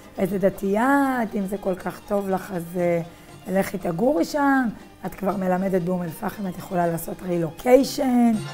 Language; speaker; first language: Hebrew; native; Hebrew